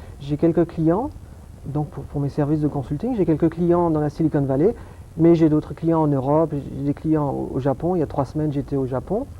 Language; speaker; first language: French; non-native, local second language; Swiss German